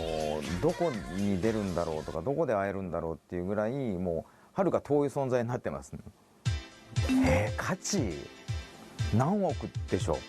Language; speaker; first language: Japanese; native; Japanese